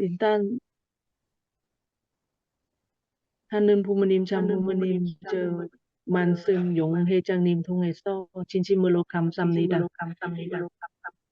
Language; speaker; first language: Korean; non-native, learner; Thai